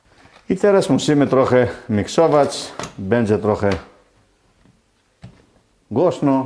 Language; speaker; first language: Polish; non-native, fluent; Greek